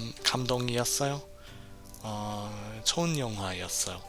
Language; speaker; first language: Korean; non-native, fluent; English